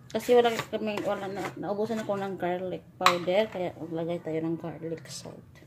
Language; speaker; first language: Filipino; non-native, local second language; Cebuano